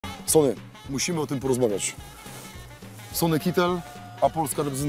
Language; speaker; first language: Polish; native; Polish